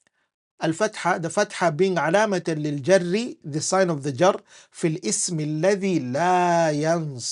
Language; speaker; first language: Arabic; non-native, fluent; English